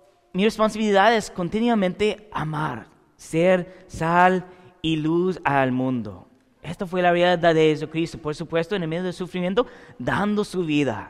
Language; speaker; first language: Spanish; non-native, learner; English